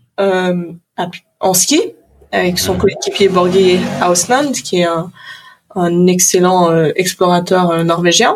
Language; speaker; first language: French; early bilingual, other home language; English